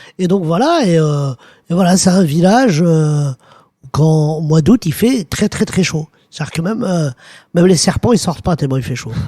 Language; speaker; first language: French; early bilingual, other home language; Arabic